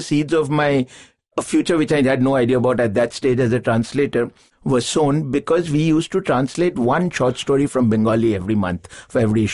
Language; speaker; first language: English; non-native, local second language; Bangla